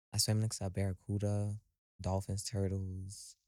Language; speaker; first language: English; native; English